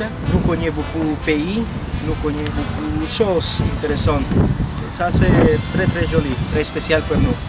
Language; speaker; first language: French; non-native, learner; Spanish